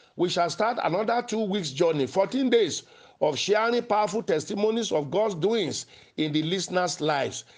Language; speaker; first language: English; non-native, local second language; Yoruba